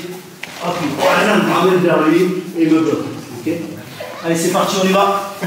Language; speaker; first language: French; native; French